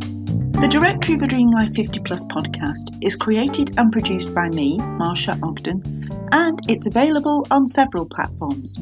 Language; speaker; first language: English; native; English